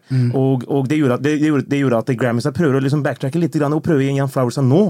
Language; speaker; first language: Norwegian; early bilingual, other home language; Turkish